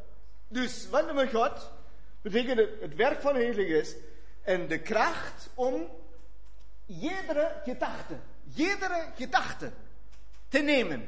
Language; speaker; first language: Dutch; non-native, fluent; German